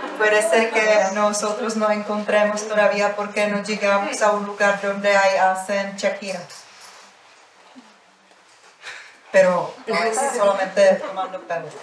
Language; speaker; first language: Spanish; non-native, fluent; Czech